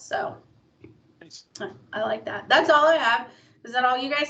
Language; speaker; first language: English; native; English